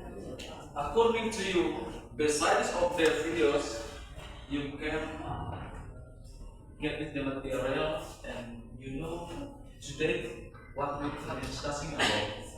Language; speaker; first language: English; non-native, learner; Indonesian